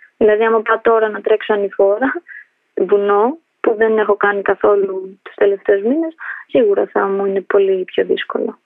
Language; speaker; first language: Greek; early bilingual, other home language; Albanian